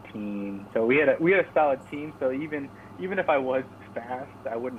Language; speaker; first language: English; native; English